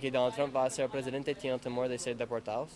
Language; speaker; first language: Spanish; non-native, learner; English